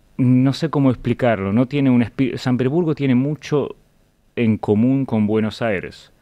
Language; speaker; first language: Spanish; non-native, fluent; Russian